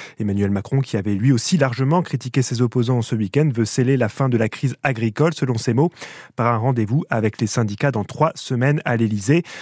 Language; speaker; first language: French; native; French